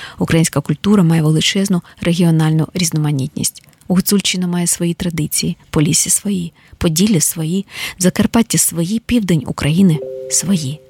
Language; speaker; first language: Ukrainian; native; Ukrainian